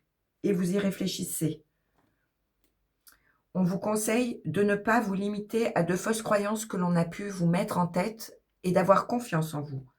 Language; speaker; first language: French; native; French